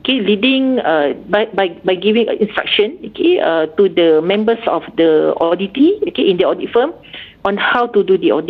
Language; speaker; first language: English; non-native, local second language; Malay